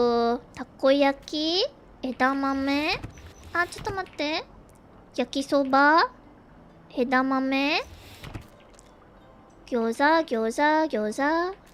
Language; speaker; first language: Japanese; non-native, learner; Filipino